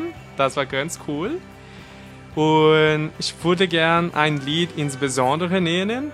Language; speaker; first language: German; non-native, learner; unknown